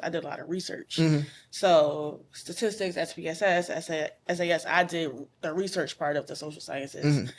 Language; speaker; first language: English; native; English